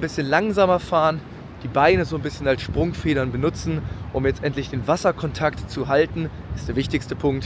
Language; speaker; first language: German; native; German